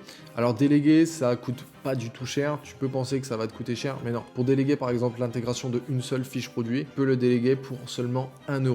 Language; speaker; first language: French; native; French